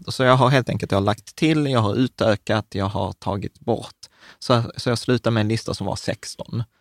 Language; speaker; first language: Swedish; early bilingual, other home language; Czech